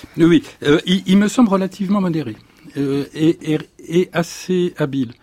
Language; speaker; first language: French; native; French